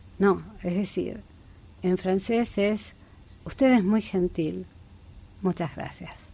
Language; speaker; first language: Spanish; native; Spanish